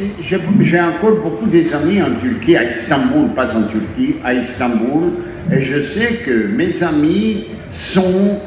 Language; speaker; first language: French; non-native, fluent; Greek